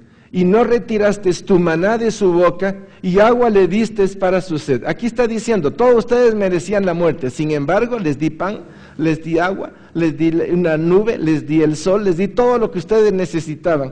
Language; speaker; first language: Spanish; native; Spanish